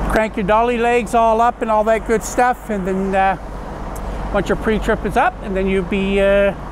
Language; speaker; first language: English; native; English